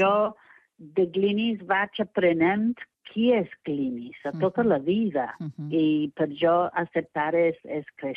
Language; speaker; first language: Catalan; non-native, fluent; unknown